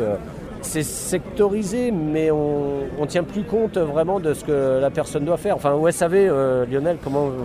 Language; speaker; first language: French; native; French